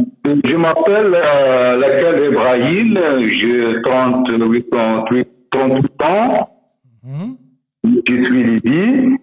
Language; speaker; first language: French; non-native, learner; Arabic